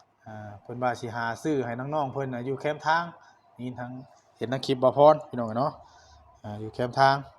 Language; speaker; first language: Thai; non-native, local second language; Lao